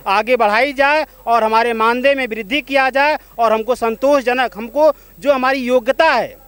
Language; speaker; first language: Hindi; native; Hindi